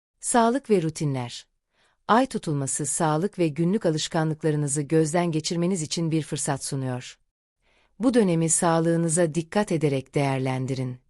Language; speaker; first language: Turkish; native; Turkish